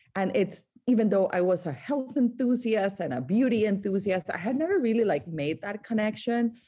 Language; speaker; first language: English; non-native, fluent; Spanish